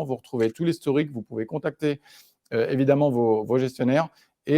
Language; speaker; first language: French; native; French